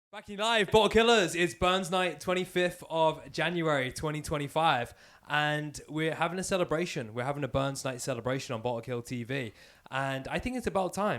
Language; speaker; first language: English; native; English